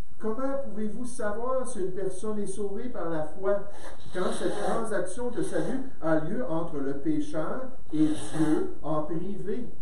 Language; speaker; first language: French; native; French